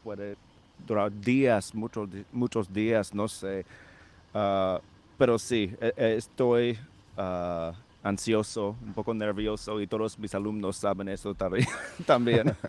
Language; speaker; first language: Spanish; non-native, fluent; English